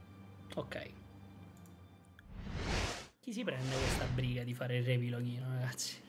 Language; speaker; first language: Italian; native; Italian